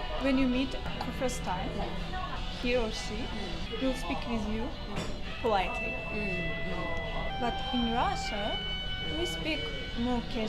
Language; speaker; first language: English; non-native, learner; Russian